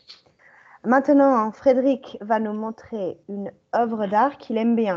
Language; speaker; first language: French; native; French